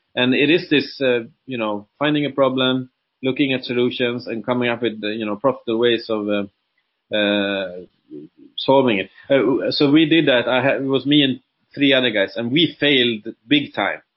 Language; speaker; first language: English; non-native, fluent; Swedish